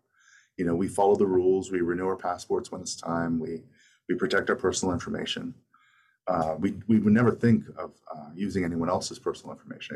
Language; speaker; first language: English; native; English